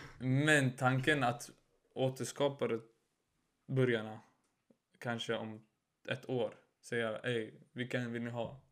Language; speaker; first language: Swedish; early bilingual, other home language; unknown